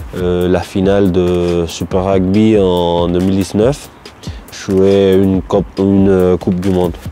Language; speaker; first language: French; non-native, learner; Spanish